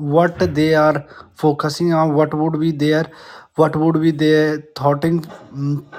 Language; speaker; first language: English; non-native, local second language; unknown